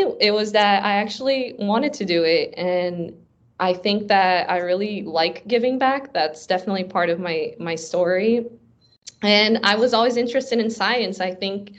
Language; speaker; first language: English; early bilingual, other home language; Portuguese